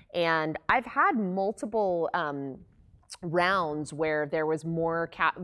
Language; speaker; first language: English; native; English